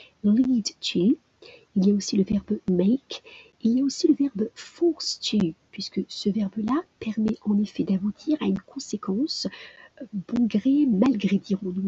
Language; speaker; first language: French; native; French